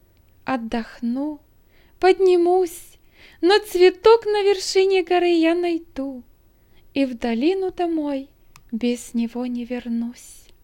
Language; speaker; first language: Russian; native; Russian